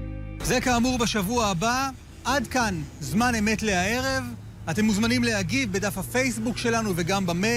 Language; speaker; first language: Hebrew; native; Hebrew